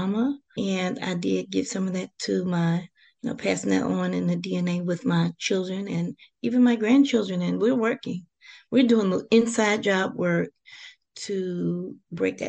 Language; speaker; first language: English; native; English